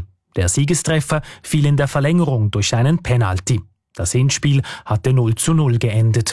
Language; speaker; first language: German; native; German